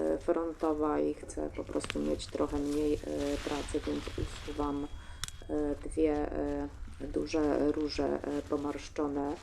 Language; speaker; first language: Polish; native; Polish